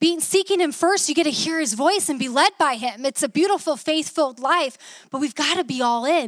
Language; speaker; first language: English; native; English